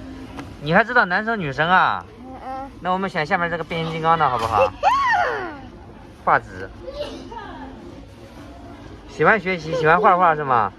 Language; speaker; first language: Chinese; native; Chinese